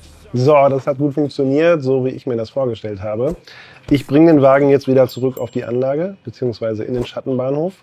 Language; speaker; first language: German; native; German